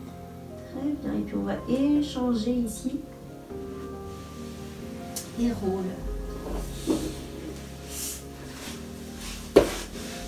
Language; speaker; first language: French; native; French